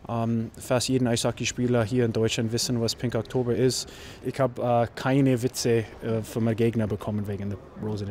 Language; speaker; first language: German; non-native, learner; English